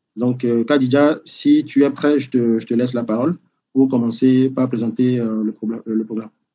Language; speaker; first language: French; non-native, local second language; Ewe